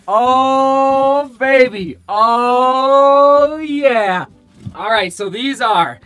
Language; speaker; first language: English; native; English